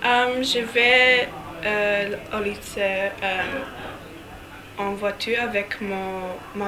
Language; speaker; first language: French; non-native, learner; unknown